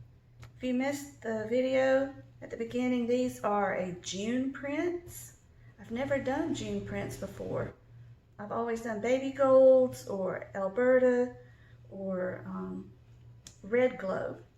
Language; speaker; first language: English; native; English